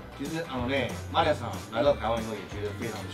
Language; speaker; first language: Chinese; native; Chinese